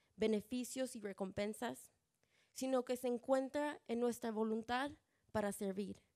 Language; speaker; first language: Spanish; early bilingual, other home language; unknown